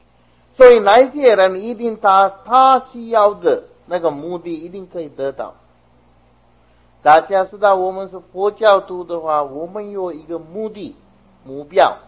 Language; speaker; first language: Chinese; non-native, fluent; Sinhala